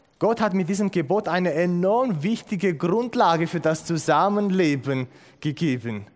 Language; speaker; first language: German; non-native, fluent; Romanian